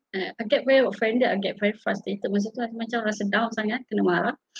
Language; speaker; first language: English; non-native, local second language; Malay